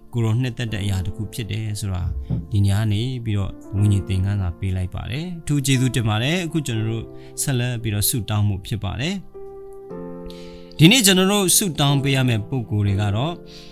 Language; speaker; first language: Burmese; non-native, local second language; Hakha Chin